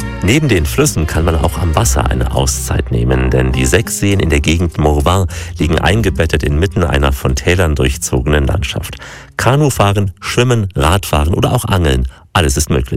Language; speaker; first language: German; native; German